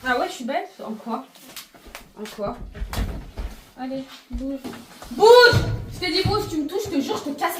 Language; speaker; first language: French; native; French